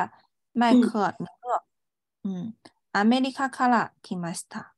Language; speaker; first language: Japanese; non-native, fluent; Chinese